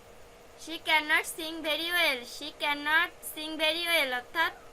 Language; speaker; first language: English; non-native, fluent; Bangla